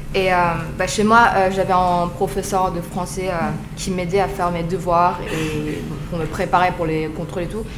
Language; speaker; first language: French; early bilingual, other home language; Korean